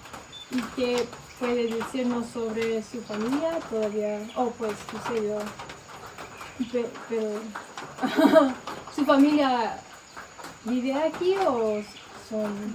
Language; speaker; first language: Spanish; non-native, learner; English